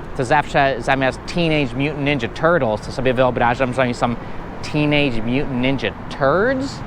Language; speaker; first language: Polish; non-native, fluent; English